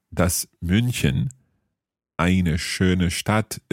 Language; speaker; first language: German; non-native, fluent; English